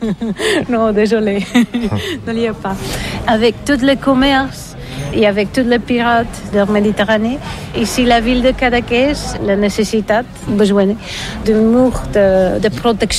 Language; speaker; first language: French; non-native, learner; Catalan